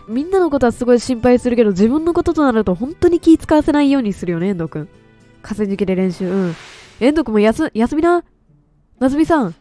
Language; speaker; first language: Japanese; native; Japanese